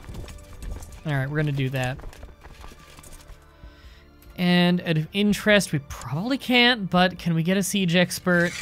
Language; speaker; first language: English; native; English